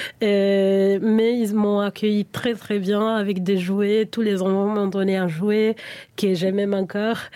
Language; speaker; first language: French; non-native, fluent; Spanish